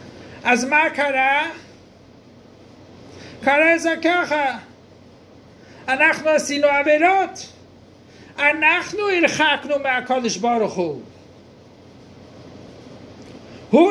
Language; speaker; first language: Hebrew; non-native, fluent; English